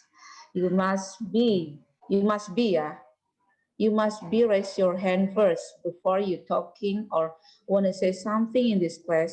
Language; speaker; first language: English; non-native, learner; Indonesian